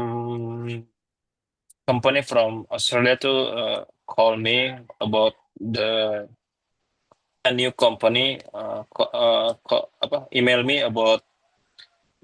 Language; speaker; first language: English; non-native, learner; Indonesian